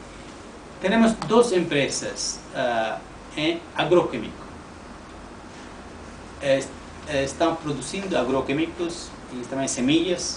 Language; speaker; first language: Spanish; non-native, learner; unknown